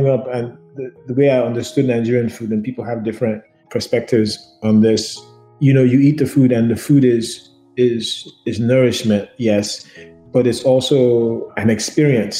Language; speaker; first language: English; non-native, local second language; Yoruba